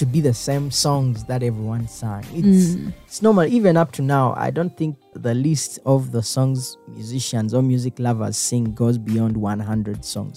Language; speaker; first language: English; non-native, local second language; Ganda